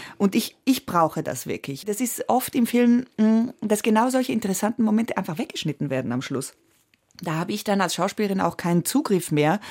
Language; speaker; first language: German; early bilingual, other home language; Italian